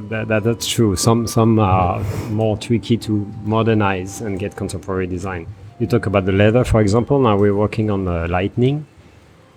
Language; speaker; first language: English; non-native, fluent; French